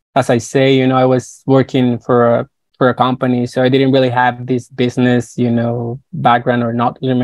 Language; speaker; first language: English; non-native, fluent; Spanish